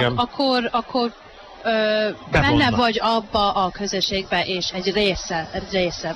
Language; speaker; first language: Hungarian; early bilingual, heritage; Hungarian